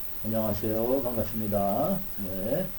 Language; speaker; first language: Korean; non-native, fluent; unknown